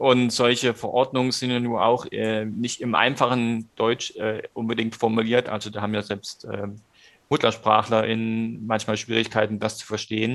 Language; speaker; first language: German; native; German